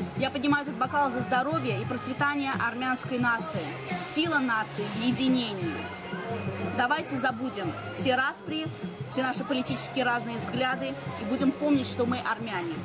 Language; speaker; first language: Russian; native; Russian